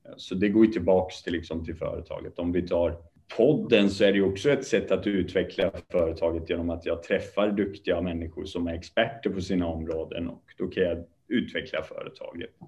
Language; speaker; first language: Swedish; early bilingual, other home language; Kurdish